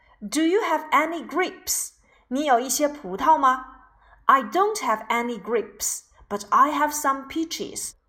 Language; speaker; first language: English; non-native, fluent; Chinese